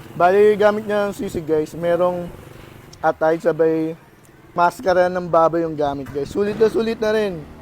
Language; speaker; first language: Filipino; native; Filipino